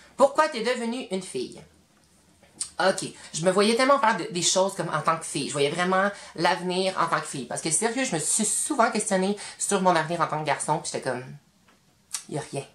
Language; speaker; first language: French; native; French